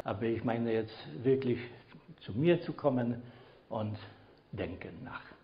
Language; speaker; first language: German; non-native, fluent; Polish